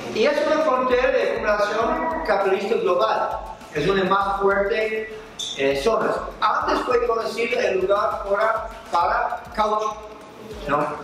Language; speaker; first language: Spanish; non-native, fluent; English